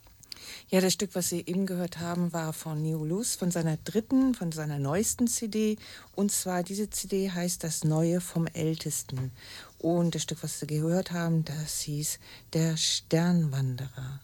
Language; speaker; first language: German; native; German